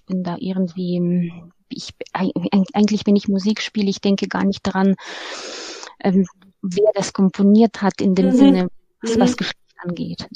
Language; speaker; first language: German; non-native, fluent; Ukrainian